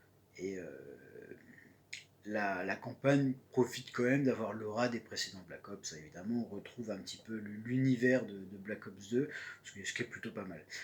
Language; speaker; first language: French; native; French